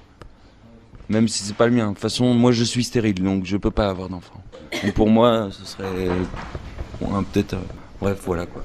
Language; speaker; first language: French; native; French